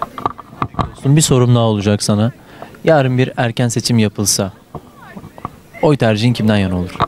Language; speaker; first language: Turkish; native; Turkish